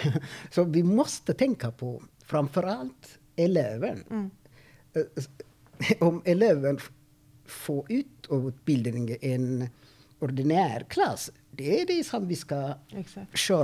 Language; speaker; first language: Swedish; non-native, fluent; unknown